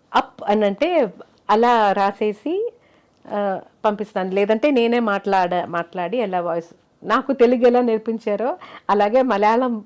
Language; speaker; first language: Telugu; non-native, learner; Malayalam